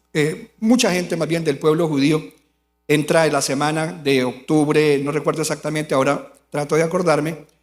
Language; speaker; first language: Spanish; native; Spanish